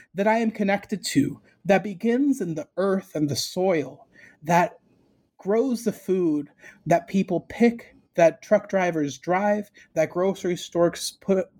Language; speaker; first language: English; early bilingual, other home language; Spanish